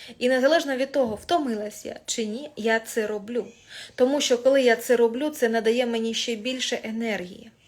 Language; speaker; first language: Ukrainian; non-native, local second language; Russian